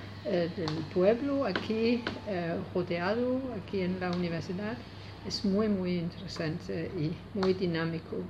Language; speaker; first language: Spanish; non-native, learner; Danish